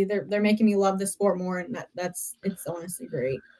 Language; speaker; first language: English; native; English